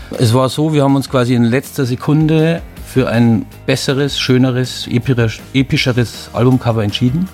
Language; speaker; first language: German; native; German